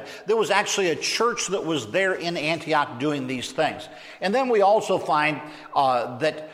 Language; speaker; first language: English; native; English